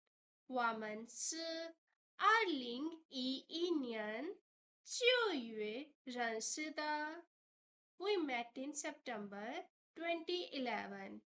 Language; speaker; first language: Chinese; non-native, fluent; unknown